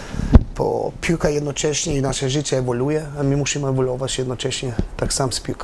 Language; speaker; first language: Polish; non-native, learner; Albanian